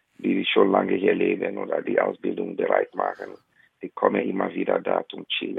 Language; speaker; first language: German; non-native, fluent; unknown